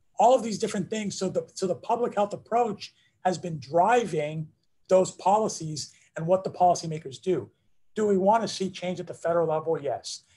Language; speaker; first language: English; native; English